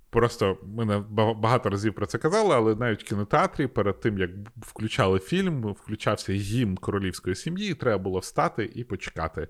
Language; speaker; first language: Ukrainian; non-native, local second language; Russian